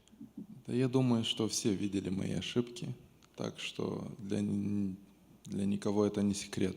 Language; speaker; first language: Russian; non-native, local second language; Romanian